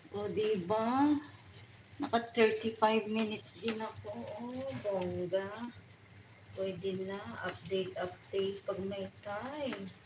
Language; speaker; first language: Filipino; non-native, local second language; Bikol